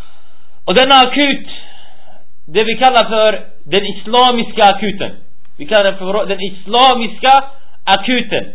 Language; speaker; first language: Swedish; early bilingual, other home language; Arabic